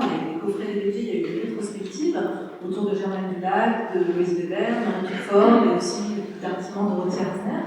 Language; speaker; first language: French; native; French